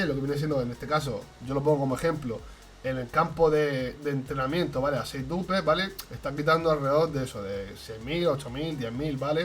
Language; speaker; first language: Spanish; native; Spanish